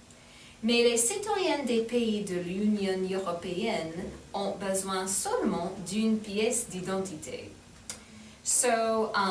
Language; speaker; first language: French; non-native, fluent; English